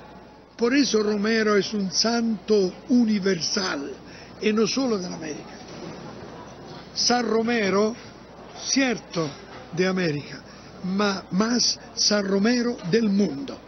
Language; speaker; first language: Spanish; non-native, fluent; Italian